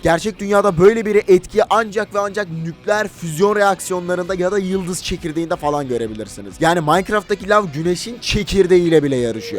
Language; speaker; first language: Turkish; native; Turkish